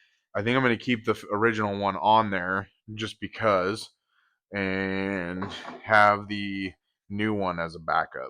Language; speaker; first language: English; native; English